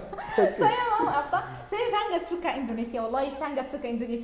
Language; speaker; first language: Indonesian; non-native, learner; Arabic